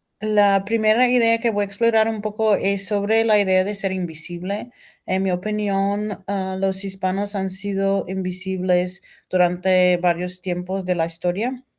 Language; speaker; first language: Spanish; non-native, fluent; English